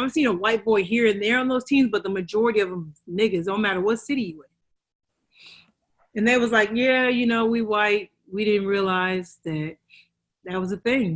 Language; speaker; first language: English; native; English